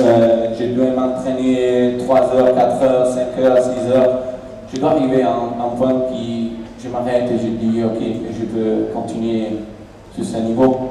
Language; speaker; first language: French; non-native, learner; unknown